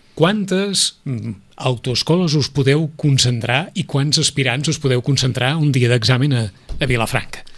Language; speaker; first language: Catalan; native; Catalan